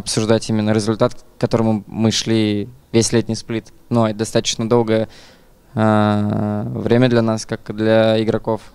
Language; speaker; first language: Russian; native; Russian